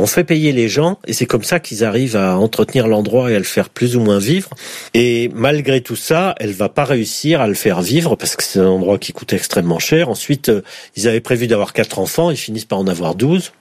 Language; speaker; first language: French; native; French